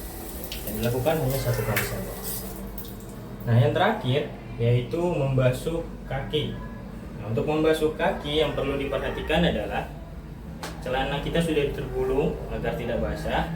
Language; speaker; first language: Indonesian; native; Indonesian